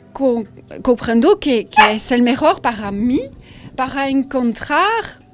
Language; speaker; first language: Spanish; non-native, learner; French